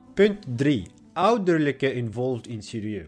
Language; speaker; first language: Dutch; non-native, learner; Arabic